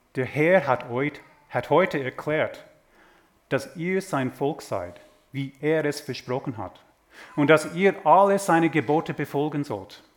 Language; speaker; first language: German; non-native, fluent; English